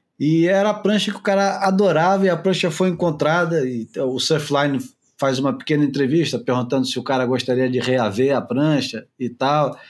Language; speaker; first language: Portuguese; native; Portuguese